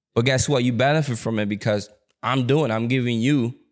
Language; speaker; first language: English; early bilingual, other home language; Spanish